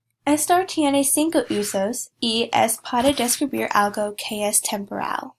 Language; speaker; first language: Spanish; non-native, learner; English